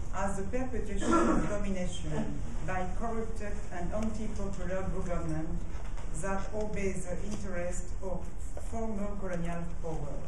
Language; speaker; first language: English; non-native, fluent; French